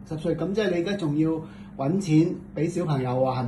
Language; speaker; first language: Cantonese; native; Cantonese